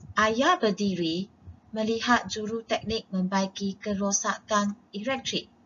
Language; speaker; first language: Indonesian; non-native, local second language; Chinese